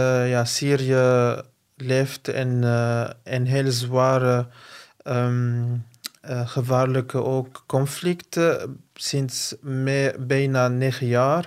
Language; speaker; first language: Dutch; non-native, fluent; Arabic